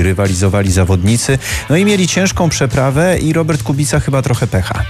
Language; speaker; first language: Polish; native; Polish